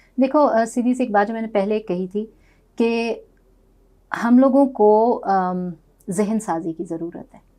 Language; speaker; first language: Urdu; non-native, local second language; Punjabi